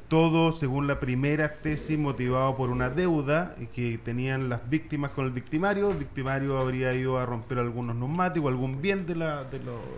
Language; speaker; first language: Spanish; native; Spanish